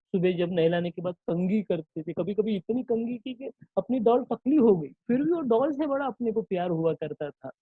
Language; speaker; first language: Hindi; non-native, local second language; Marathi